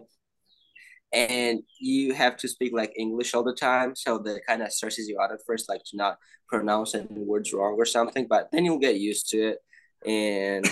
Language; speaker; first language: English; non-native, fluent; Georgian